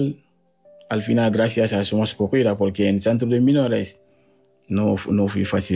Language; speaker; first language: Spanish; non-native, learner; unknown